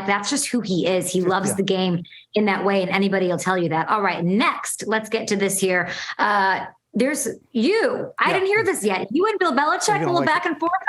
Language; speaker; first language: English; native; English